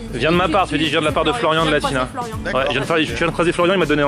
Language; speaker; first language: French; native; French